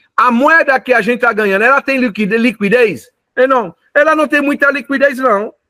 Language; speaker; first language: Portuguese; non-native, fluent; French